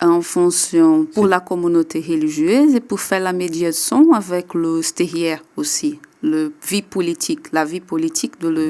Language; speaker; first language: French; non-native, learner; Portuguese